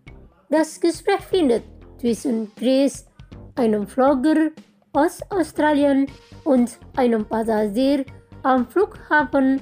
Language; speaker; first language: German; non-native, fluent; Indonesian